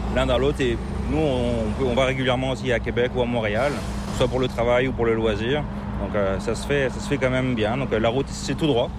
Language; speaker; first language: French; native; French